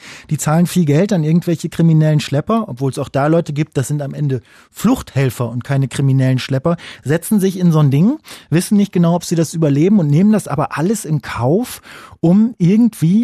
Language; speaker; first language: German; native; German